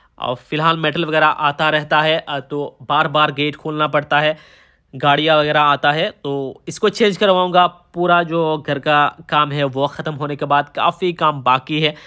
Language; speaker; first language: Hindi; non-native, local second language; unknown